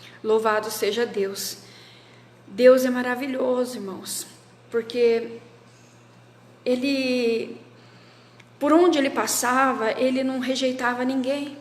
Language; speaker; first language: Portuguese; native; Portuguese